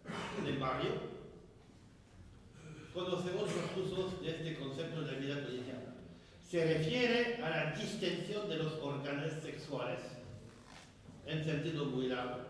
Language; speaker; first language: Spanish; non-native, fluent; French